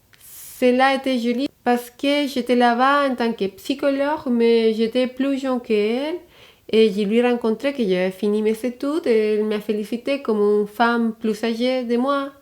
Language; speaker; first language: French; non-native, fluent; Spanish